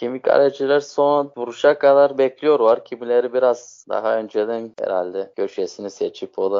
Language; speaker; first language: Turkish; native; Turkish